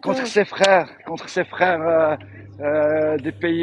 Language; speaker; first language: French; native; French